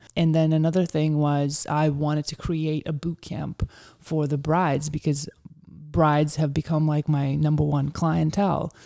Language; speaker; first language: English; early bilingual, other home language; Ukrainian